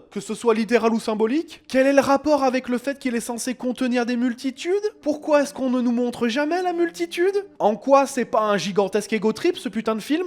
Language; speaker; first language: French; native; French